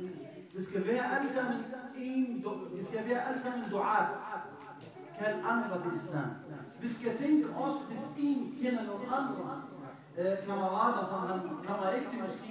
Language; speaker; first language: Danish; non-native, fluent; Arabic